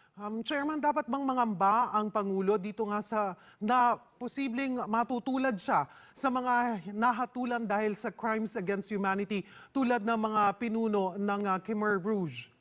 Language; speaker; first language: Filipino; native; Filipino